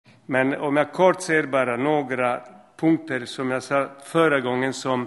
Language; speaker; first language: Swedish; non-native, fluent; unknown